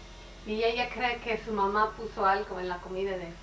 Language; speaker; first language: Spanish; non-native, learner; English